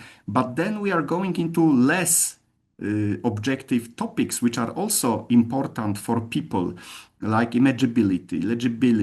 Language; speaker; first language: English; non-native, fluent; Polish